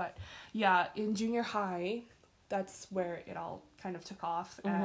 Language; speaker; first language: English; early bilingual, other home language; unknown